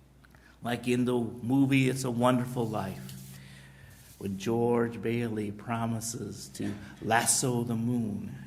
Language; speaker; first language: English; native; English